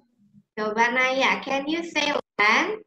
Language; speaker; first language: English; non-native, learner; Indonesian